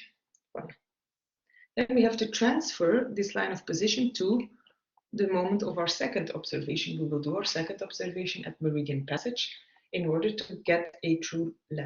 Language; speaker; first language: English; non-native, fluent; Dutch